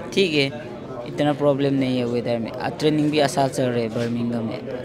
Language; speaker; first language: Hindi; non-native, local second language; Manipuri